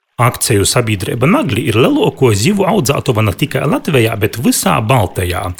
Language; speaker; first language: Latvian; native; Latvian